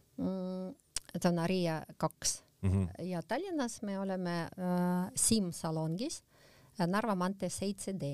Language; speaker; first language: Estonian; non-native, local second language; Russian